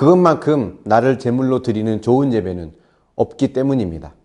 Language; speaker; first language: Korean; native; Korean